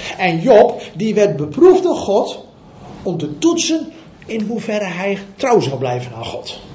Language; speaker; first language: Dutch; native; Dutch